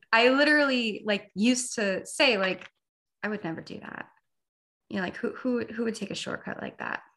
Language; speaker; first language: English; native; English